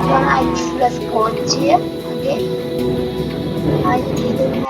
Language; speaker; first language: English; non-native, local second language; Sinhala